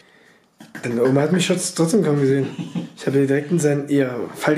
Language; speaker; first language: German; native; German